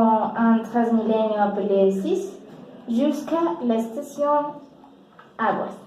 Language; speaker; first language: French; non-native, learner; Spanish